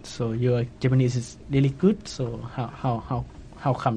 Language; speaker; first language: English; non-native, fluent; Thai